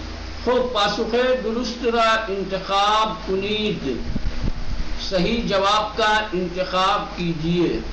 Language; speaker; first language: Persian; non-native, fluent; Urdu